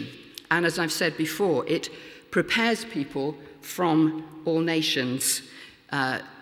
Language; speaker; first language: English; native; English